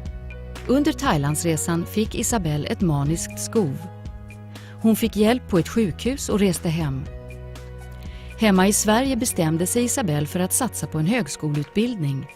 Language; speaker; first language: Swedish; native; Swedish